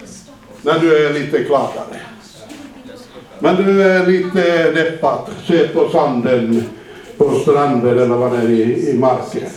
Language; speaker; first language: Swedish; non-native, fluent; Finnish